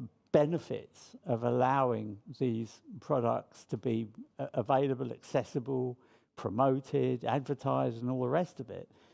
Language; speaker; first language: English; native; English